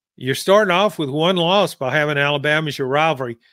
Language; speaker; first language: English; native; English